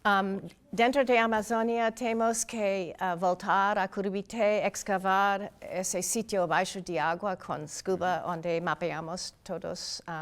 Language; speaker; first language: Portuguese; non-native, learner; English